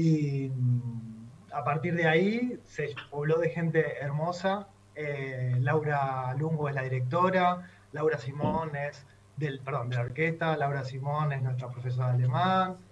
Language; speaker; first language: Spanish; native; Spanish